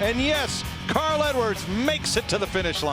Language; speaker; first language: English; native; English